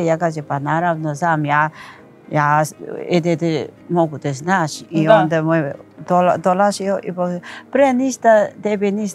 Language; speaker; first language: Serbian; non-native, learner; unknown